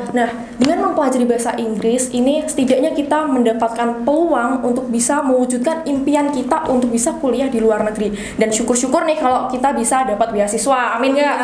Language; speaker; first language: Indonesian; non-native, local second language; Javanese